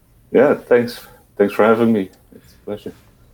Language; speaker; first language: English; non-native, fluent; Dutch